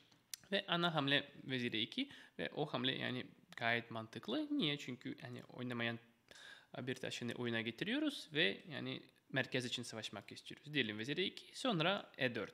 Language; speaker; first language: Turkish; non-native, fluent; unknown